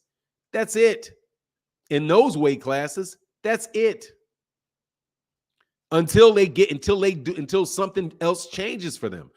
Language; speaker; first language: English; native; English